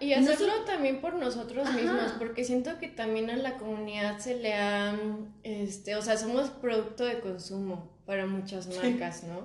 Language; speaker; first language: Spanish; native; Spanish